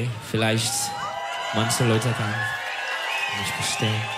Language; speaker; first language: German; non-native, learner; Turkish